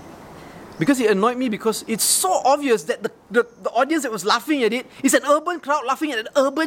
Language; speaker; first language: English; non-native, local second language; Malay